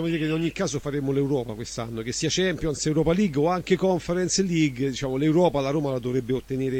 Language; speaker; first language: Italian; native; Italian